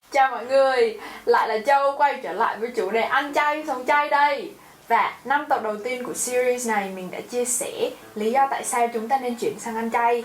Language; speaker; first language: Vietnamese; native; Vietnamese